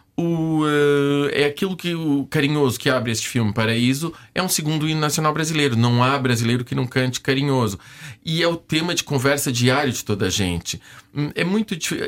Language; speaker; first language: Portuguese; native; Portuguese